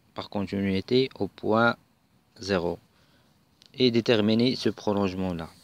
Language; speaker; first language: French; non-native, local second language; Arabic